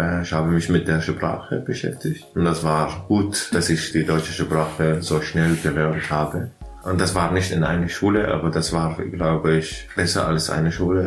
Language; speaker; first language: German; non-native, fluent; Arabic